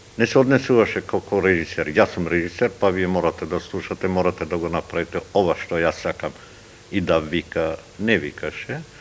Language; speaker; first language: Macedonian; non-native, local second language; Turkish